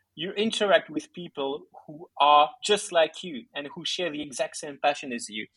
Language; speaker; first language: English; early bilingual, other home language; Greek